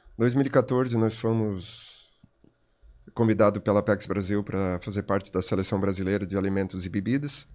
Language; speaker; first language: Portuguese; non-native, local second language; German